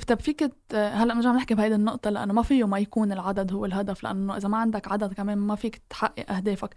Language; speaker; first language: Arabic; native; Arabic